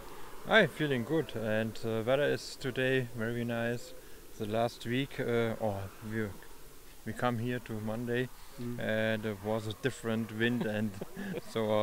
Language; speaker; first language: English; non-native, learner; German